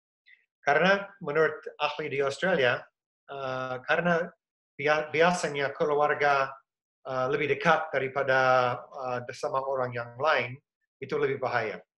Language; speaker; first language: Indonesian; non-native, fluent; English